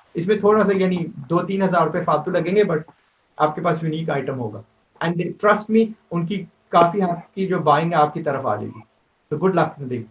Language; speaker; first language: Urdu; native; Urdu